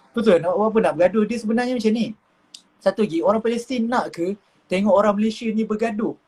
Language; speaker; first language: Malay; native; Malay